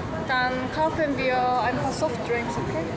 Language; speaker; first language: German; non-native, fluent; Korean